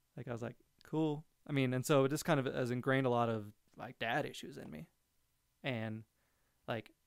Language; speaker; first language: English; native; English